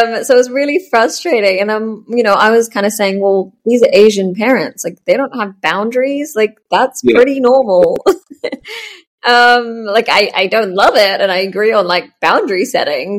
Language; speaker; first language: English; native; English